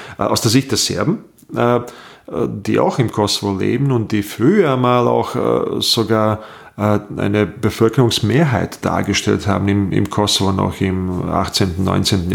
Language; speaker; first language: German; non-native, fluent; Bosnian